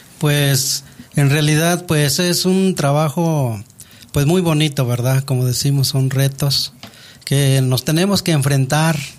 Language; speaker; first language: Spanish; non-native, local second language; Nahuatl languages